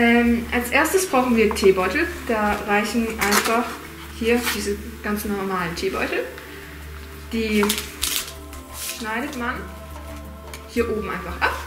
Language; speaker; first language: German; native; German